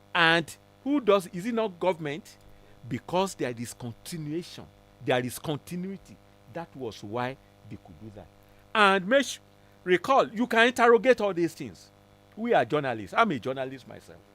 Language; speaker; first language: English; non-native, local second language; Yoruba